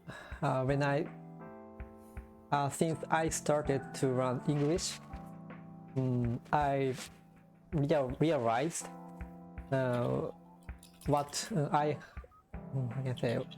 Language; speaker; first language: English; non-native, learner; Japanese